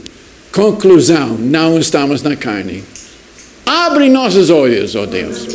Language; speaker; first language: Portuguese; non-native, fluent; English